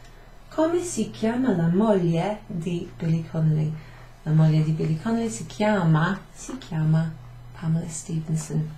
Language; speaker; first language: Italian; non-native, fluent; English